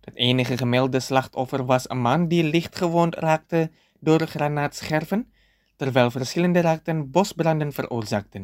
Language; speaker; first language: Dutch; non-native, fluent; Indonesian